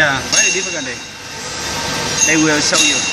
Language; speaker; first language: English; non-native, learner; Vietnamese